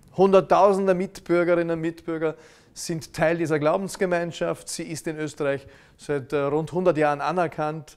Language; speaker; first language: German; native; German